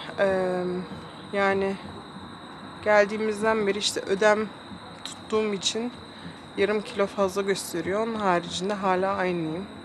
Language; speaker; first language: Turkish; early bilingual, heritage; Turkish